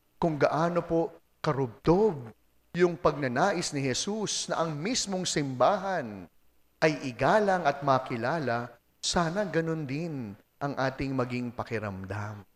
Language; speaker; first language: Filipino; native; Filipino